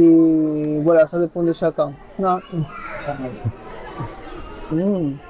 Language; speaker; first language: French; non-native, fluent; Spanish